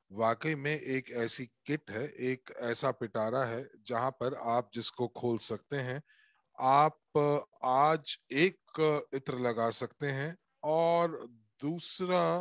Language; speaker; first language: Hindi; native; Hindi